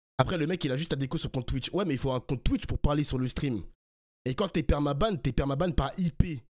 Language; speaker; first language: French; early bilingual, other home language; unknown